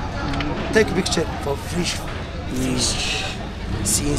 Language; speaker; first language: English; non-native, learner; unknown